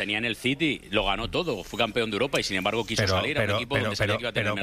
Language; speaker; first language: Spanish; native; Spanish